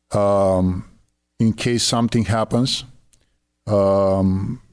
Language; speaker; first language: English; non-native, fluent; Romanian